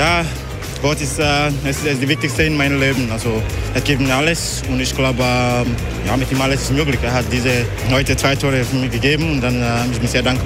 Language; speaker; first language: German; non-native, learner; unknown